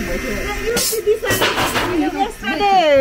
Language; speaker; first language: English; non-native, learner; Nepali